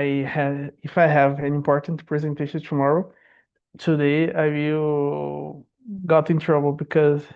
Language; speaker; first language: English; non-native, learner; Portuguese